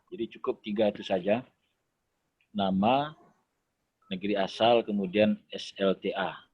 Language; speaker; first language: Indonesian; non-native, local second language; Minangkabau